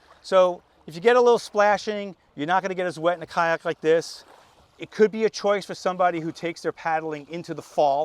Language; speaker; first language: English; native; English